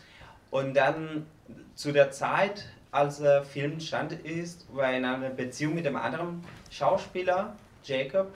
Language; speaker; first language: German; non-native, learner; Spanish